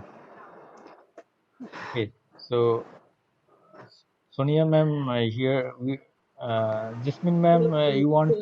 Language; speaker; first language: English; non-native, learner; Bangla